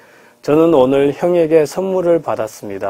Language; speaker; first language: Korean; non-native, fluent; Chinese